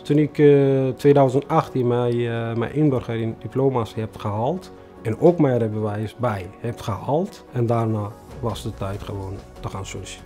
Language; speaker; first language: Dutch; non-native, fluent; Tigrinya